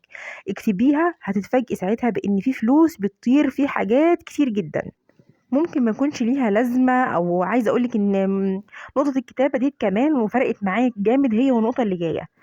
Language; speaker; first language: Arabic; native; Arabic